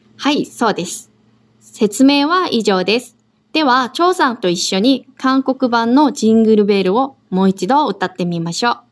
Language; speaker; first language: Japanese; non-native, fluent; Korean